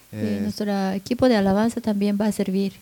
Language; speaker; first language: Spanish; non-native, learner; Japanese